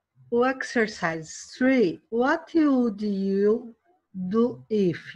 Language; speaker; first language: English; non-native, fluent; Portuguese